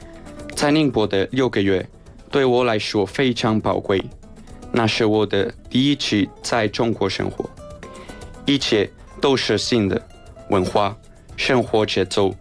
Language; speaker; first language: Chinese; non-native, fluent; Spanish